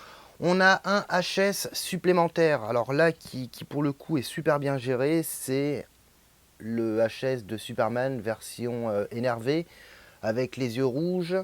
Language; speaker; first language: French; native; French